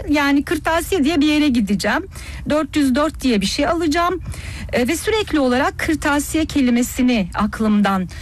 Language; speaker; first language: Turkish; early bilingual, heritage; Turkish